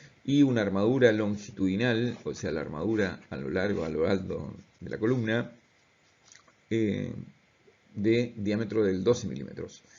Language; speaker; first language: Spanish; native; Spanish